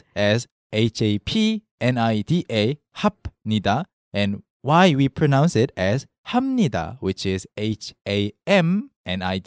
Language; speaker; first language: English; non-native, fluent; Korean